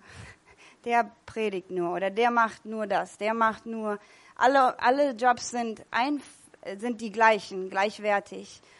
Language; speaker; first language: German; non-native, fluent; English